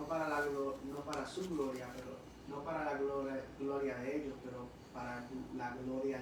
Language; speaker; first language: Spanish; early bilingual, heritage; Spanish